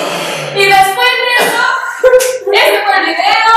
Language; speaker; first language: Spanish; early bilingual, other home language; Portuguese